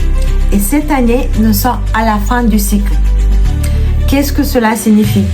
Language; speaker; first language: French; non-native, fluent; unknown